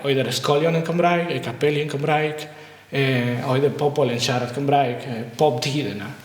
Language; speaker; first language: Welsh; non-native, learner; Spanish